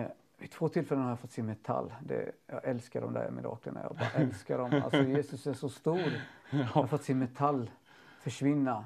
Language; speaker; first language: Swedish; native; Swedish